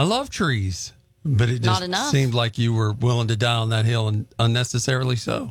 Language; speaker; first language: English; native; English